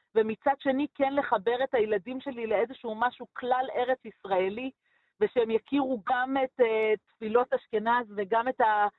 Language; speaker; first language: Hebrew; native; Hebrew